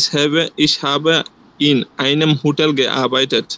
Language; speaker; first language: German; non-native, learner; Bangla